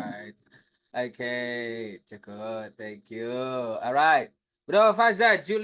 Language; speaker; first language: English; non-native, fluent; Indonesian